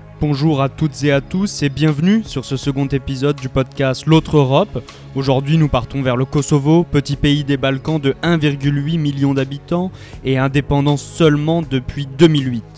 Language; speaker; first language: French; native; French